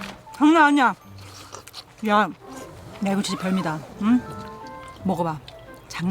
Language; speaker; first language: Korean; native; Korean